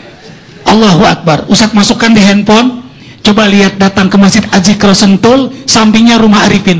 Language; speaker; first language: Indonesian; native; Indonesian